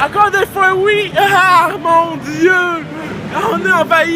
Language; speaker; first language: French; native; French